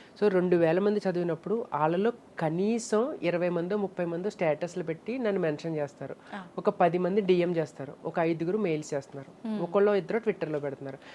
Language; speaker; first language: Telugu; native; Telugu